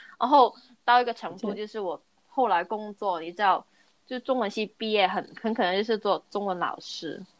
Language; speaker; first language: Chinese; non-native, local second language; Cantonese